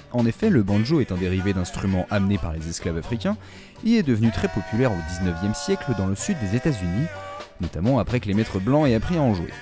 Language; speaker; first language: French; native; French